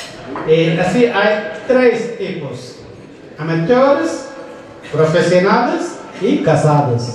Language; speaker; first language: Spanish; non-native, learner; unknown